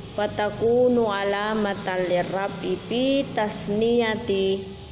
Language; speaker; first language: Arabic; non-native, fluent; Indonesian